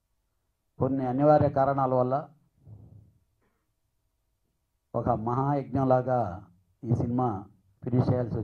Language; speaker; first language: Telugu; native; Telugu